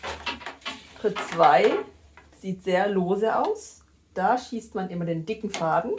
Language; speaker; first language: German; native; German